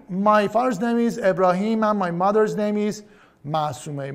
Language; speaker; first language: English; non-native, fluent; Persian